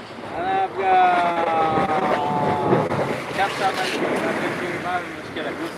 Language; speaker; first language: Arabic; non-native, learner; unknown